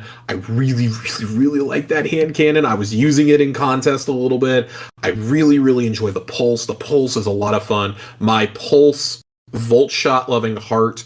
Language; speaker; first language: English; native; English